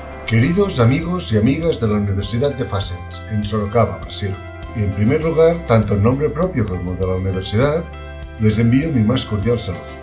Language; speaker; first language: Spanish; non-native, local second language; Catalan